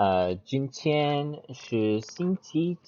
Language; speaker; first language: Chinese; non-native, learner; English